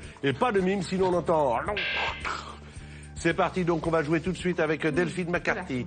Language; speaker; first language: French; native; French